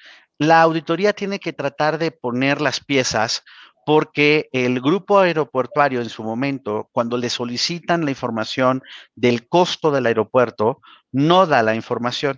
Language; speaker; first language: Spanish; native; Spanish